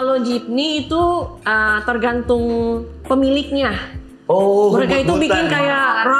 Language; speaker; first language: Indonesian; non-native, learner; Filipino